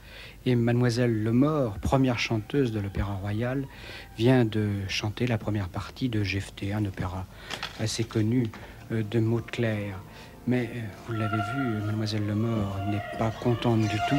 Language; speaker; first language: French; native; French